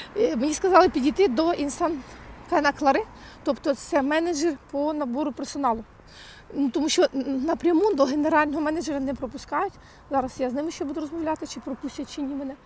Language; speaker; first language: Ukrainian; native; Ukrainian